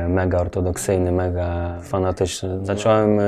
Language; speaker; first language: Polish; native; Polish